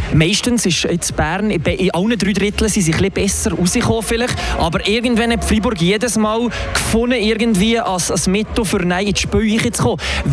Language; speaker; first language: German; native; German